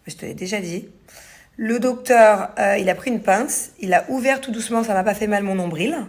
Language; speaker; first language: French; native; French